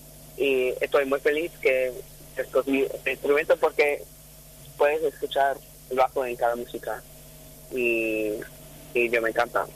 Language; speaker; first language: Spanish; non-native, fluent; English